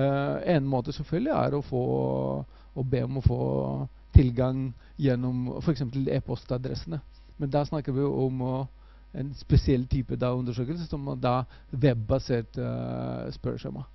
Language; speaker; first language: Norwegian; non-native, fluent; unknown